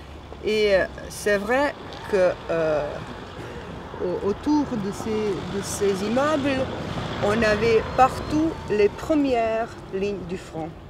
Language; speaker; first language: French; non-native, fluent; Bosnian